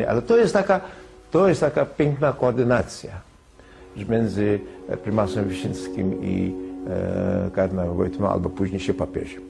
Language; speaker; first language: Polish; non-native, learner; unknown